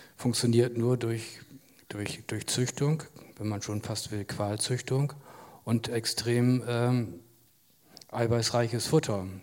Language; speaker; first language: German; native; German